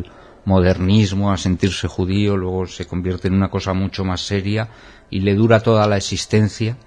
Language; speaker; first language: Spanish; native; Spanish